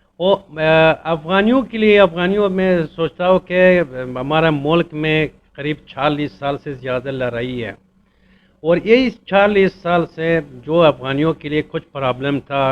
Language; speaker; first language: Hindi; non-native, fluent; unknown